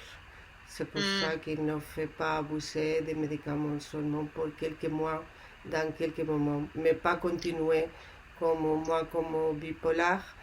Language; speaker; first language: French; non-native, learner; Spanish